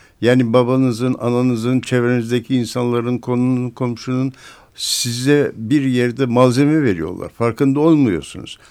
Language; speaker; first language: Turkish; native; Turkish